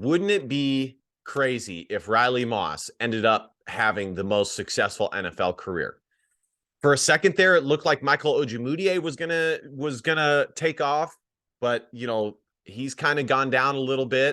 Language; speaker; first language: English; native; English